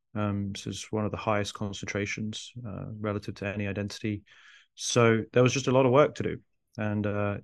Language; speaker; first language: English; early bilingual, other home language; Arabic